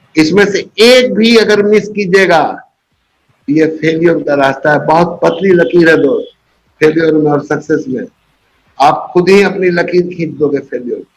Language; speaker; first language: Hindi; native; Hindi